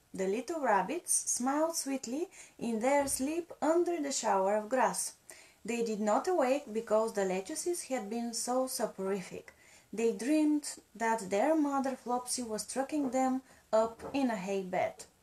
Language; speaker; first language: English; non-native, fluent; Bulgarian